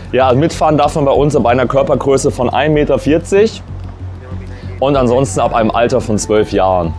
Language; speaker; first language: German; native; German